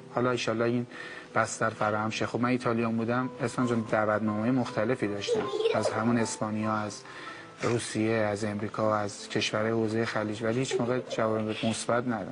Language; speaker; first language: Persian; native; Persian